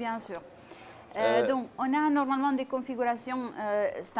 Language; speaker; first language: French; non-native, fluent; Italian